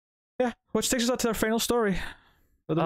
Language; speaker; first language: English; native; English